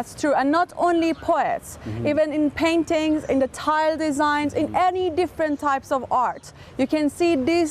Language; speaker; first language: English; non-native, fluent; Persian